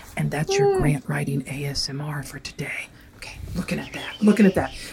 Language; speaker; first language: English; native; English